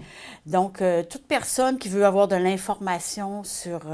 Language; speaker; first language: French; native; French